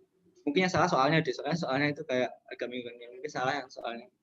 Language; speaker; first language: Indonesian; native; Indonesian